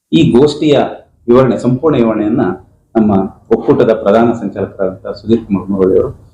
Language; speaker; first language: Kannada; native; Kannada